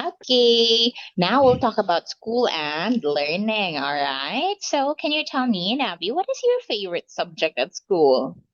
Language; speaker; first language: English; non-native, local second language; Filipino